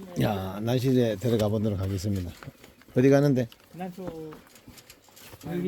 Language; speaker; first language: Korean; native; Korean